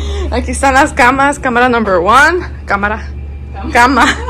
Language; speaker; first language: Spanish; early bilingual, heritage; Spanish